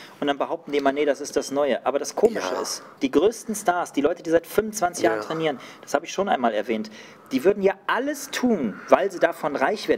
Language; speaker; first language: German; native; German